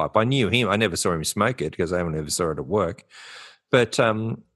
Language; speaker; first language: English; native; English